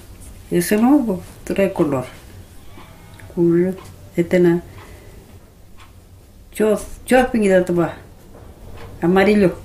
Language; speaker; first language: Spanish; non-native, local second language; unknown